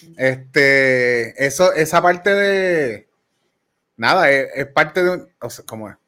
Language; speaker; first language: Spanish; native; Spanish